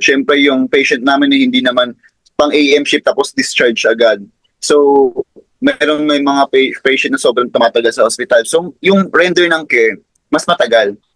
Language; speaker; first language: Filipino; native; Filipino